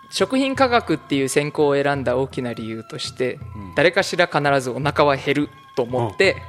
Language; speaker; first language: Japanese; early bilingual, other home language; English